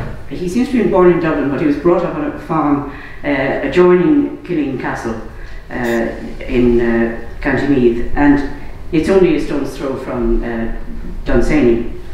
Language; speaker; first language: English; native; English